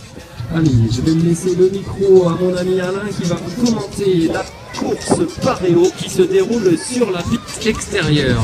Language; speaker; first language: French; native; French